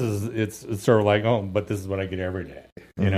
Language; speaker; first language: English; native; English